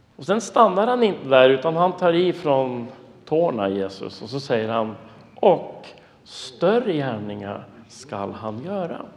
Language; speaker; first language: Swedish; non-native, fluent; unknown